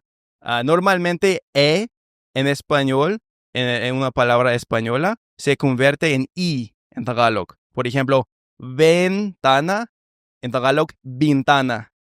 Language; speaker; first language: Spanish; non-native, fluent; English